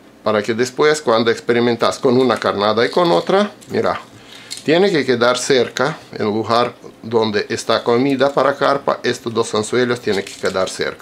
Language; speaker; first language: Spanish; non-native, fluent; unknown